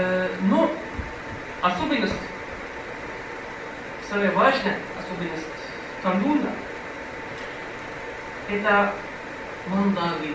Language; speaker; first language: Russian; non-native, fluent; Arabic